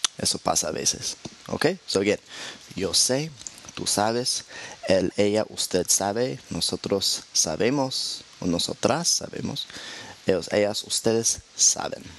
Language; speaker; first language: Spanish; non-native, fluent; English